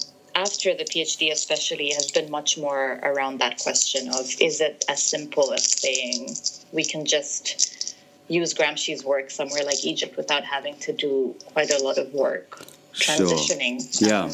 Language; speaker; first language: English; non-native, local second language; Arabic